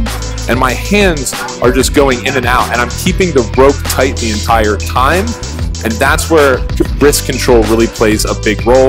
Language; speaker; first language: English; native; English